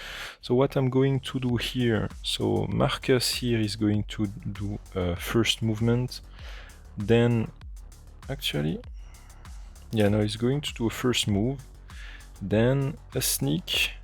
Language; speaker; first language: English; non-native, fluent; French